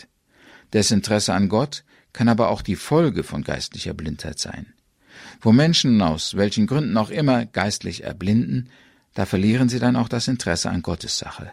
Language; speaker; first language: German; native; German